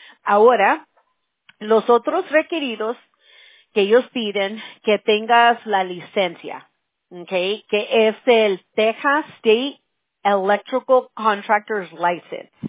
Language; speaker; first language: Spanish; early bilingual, heritage; Spanish